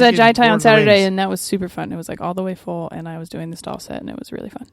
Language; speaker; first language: English; native; English